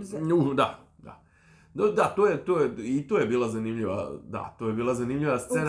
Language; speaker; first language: Serbian; native; Serbian